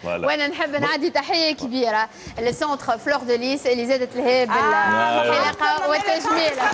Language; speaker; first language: Arabic; native; Arabic